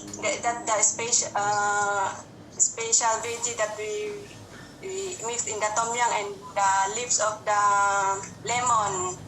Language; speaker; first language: English; non-native, learner; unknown